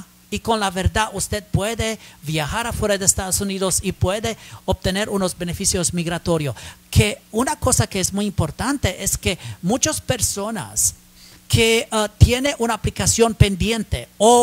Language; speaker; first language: Spanish; non-native, learner; English